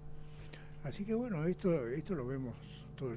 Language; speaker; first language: Spanish; native; Spanish